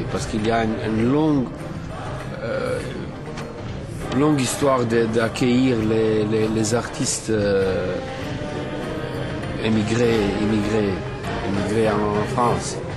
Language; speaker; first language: French; non-native, fluent; Serbian